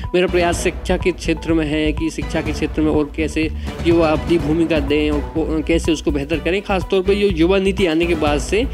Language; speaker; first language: Hindi; native; Hindi